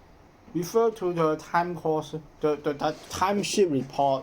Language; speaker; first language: English; non-native, learner; Cantonese